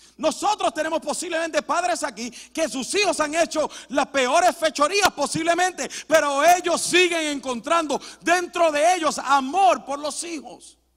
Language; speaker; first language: Spanish; early bilingual, heritage; Spanish